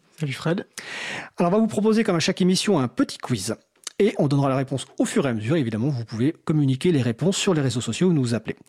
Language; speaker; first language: French; native; French